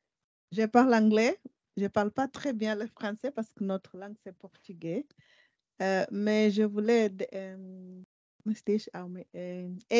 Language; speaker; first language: French; non-native, learner; Portuguese